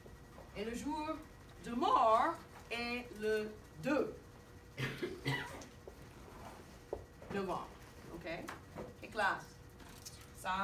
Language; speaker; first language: French; non-native, fluent; English